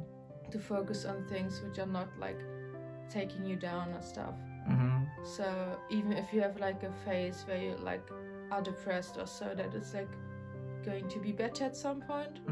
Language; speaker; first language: English; non-native, fluent; German